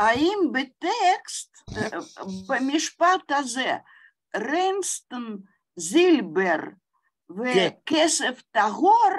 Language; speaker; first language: Hebrew; non-native, learner; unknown